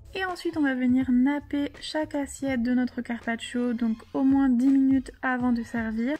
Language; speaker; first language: French; native; French